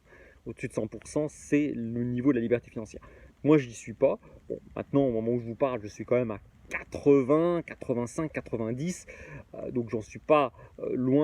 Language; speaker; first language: French; native; French